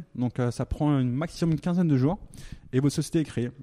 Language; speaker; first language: French; native; French